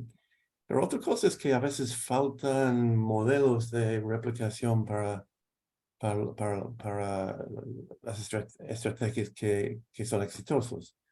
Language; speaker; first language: Spanish; non-native, fluent; English